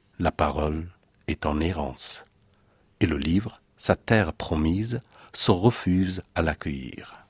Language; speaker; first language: French; non-native, fluent; Persian